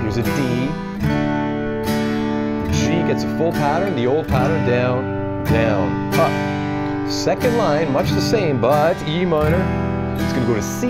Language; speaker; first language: English; native; English